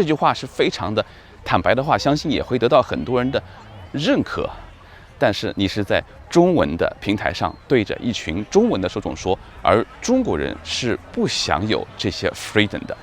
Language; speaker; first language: Chinese; native; Chinese